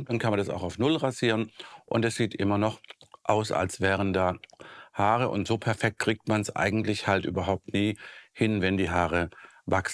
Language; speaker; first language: German; native; German